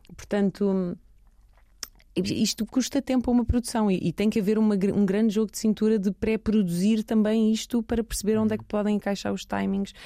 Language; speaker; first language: Portuguese; early bilingual, heritage; Portuguese